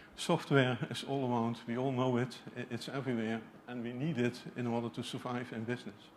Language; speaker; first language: English; non-native, fluent; Dutch